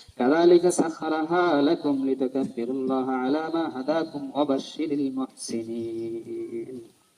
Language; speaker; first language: Arabic; non-native, fluent; Bangla